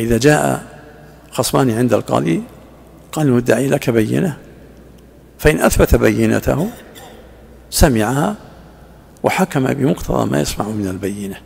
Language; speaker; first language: Arabic; native; Arabic